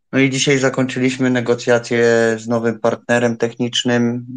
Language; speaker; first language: Polish; native; Polish